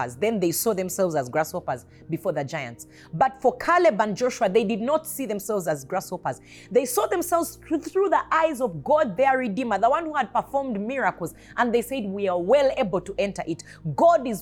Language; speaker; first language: English; non-native, local second language; Ganda